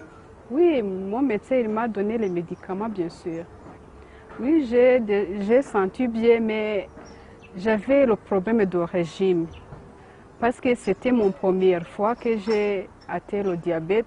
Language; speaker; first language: French; non-native, learner; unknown